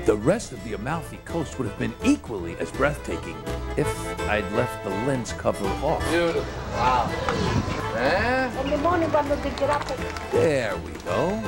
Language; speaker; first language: English; native; English